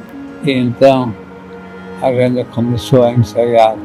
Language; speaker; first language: Portuguese; non-native, fluent; German